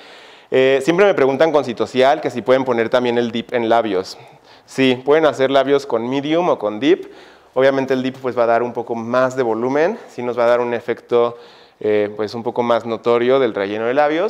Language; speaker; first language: Spanish; native; Spanish